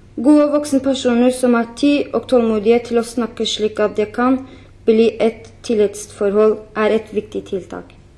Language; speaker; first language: Norwegian; non-native, fluent; Kurdish